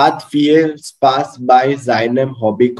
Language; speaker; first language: German; non-native, learner; Hindi